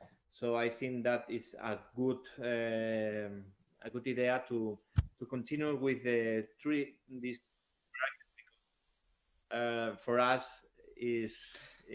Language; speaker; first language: English; non-native, learner; Spanish